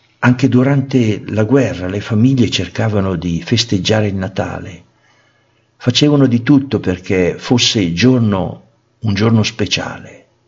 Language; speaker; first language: Italian; native; Italian